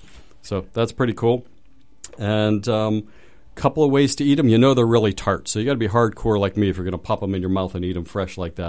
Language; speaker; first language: English; native; English